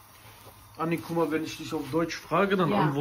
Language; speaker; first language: German; early bilingual, other home language; Kurdish